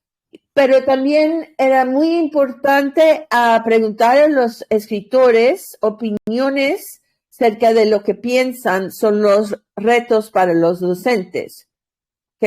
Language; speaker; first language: Spanish; non-native, learner; English